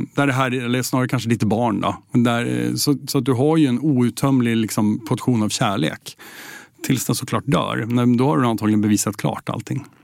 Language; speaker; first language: Swedish; native; Swedish